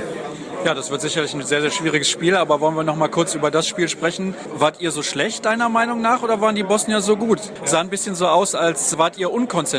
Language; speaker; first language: German; native; German